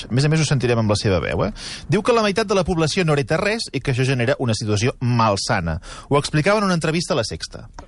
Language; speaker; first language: Catalan; native; Catalan